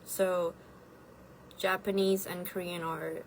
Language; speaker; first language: English; non-native, fluent; Italian